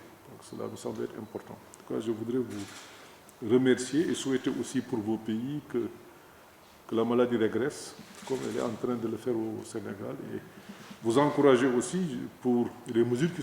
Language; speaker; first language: French; non-native, local second language; Wolof